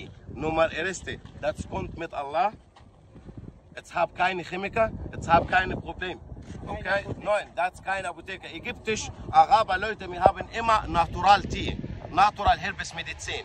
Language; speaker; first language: German; non-native, learner; Arabic